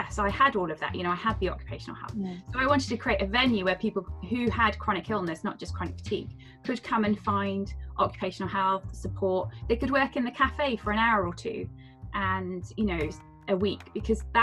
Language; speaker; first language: English; native; English